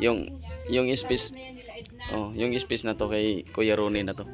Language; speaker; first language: Filipino; native; Filipino